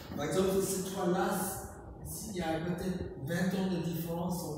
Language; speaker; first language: French; non-native, fluent; English